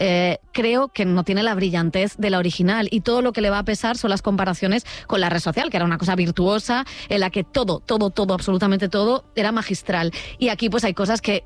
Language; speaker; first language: Spanish; native; Spanish